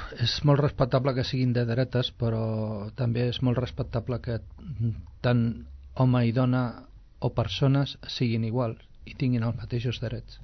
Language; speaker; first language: Catalan; non-native, local second language; Spanish